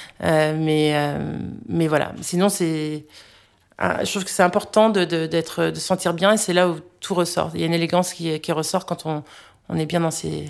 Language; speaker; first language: French; native; French